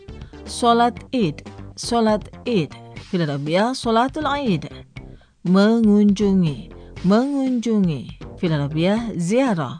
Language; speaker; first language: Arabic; non-native, fluent; Indonesian